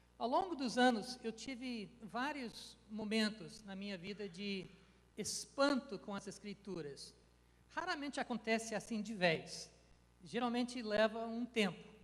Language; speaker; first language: Portuguese; non-native, fluent; English